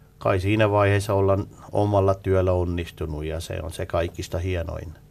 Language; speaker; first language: Finnish; non-native, fluent; Swiss German